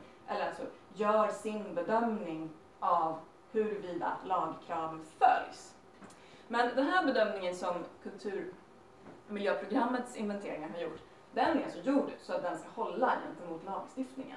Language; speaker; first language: Swedish; native; Swedish